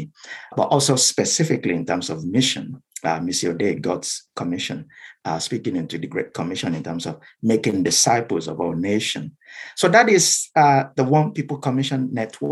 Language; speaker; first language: English; non-native, local second language; Yoruba